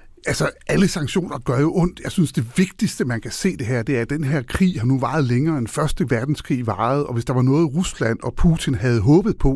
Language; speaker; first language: Danish; native; Danish